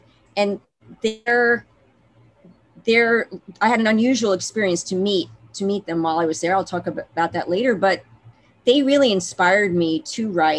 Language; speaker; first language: English; native; English